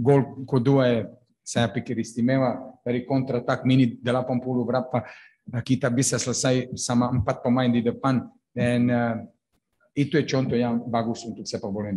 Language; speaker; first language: Indonesian; non-native, fluent; Serbian